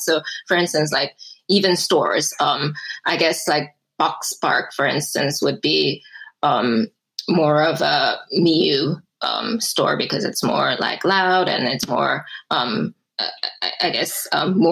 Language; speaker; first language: English; early bilingual, other home language; Korean